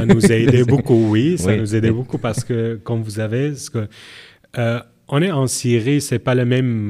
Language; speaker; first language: French; non-native, learner; Arabic